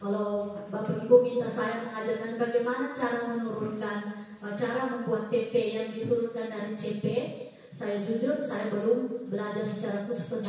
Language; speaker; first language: Indonesian; native; Indonesian